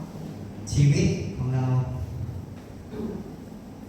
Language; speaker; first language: Thai; non-native, local second language; Iu Mien